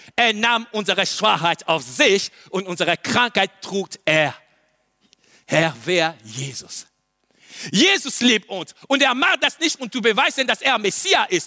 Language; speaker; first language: German; non-native, learner; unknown